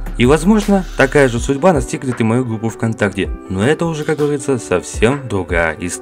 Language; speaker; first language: Russian; native; Russian